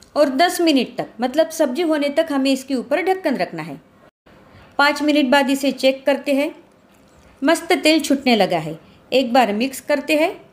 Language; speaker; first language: Hindi; non-native, local second language; Marathi